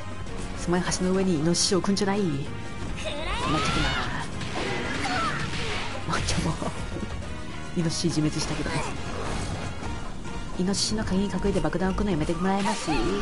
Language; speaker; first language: Japanese; native; Japanese